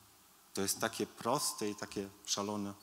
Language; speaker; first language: Polish; early bilingual, heritage; Polish